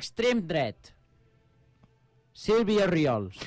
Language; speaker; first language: Catalan; native; Catalan